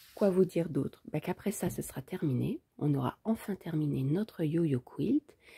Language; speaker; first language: French; native; French